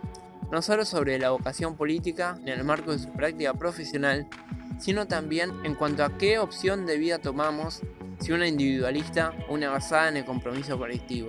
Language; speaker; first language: Spanish; native; Spanish